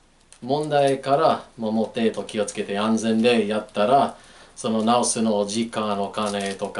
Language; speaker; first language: Japanese; non-native, learner; English